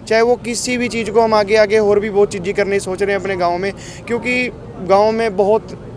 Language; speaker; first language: Hindi; non-native, local second language; Punjabi